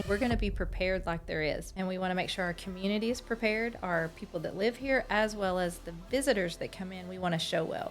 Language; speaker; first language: English; native; English